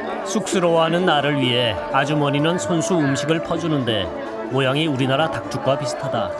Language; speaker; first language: Korean; native; Korean